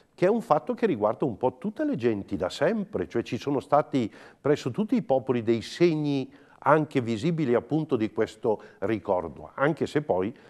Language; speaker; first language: Italian; native; Italian